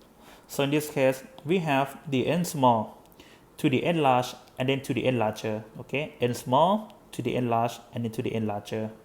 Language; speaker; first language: English; non-native, fluent; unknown